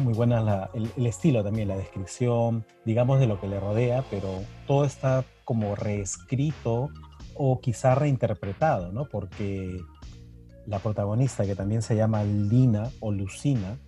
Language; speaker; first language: Spanish; native; Spanish